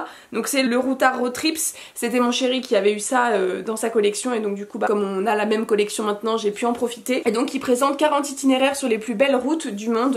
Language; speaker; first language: French; native; French